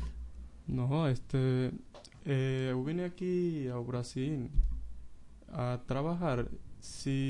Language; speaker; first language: Portuguese; non-native, learner; Spanish